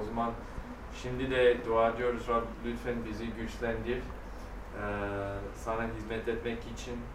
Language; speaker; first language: Turkish; non-native, fluent; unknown